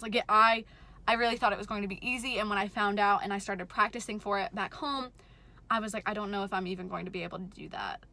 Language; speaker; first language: English; native; English